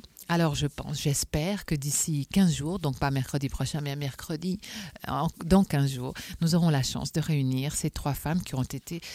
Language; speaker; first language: French; native; French